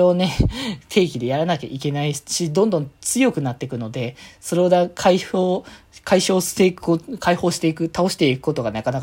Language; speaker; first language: Japanese; native; Japanese